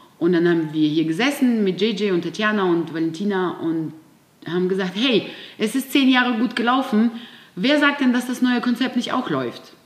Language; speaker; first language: German; non-native, fluent; Russian